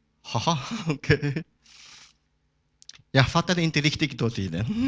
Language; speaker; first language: Swedish; non-native, fluent; Japanese